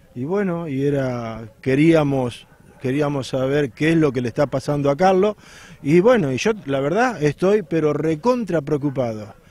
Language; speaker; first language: Spanish; native; Spanish